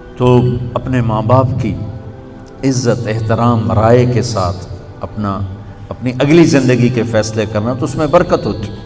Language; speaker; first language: Urdu; non-native, local second language; Punjabi